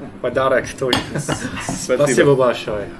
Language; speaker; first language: Russian; non-native, learner; English